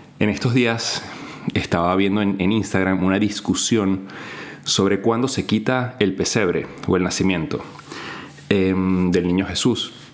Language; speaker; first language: Spanish; native; Spanish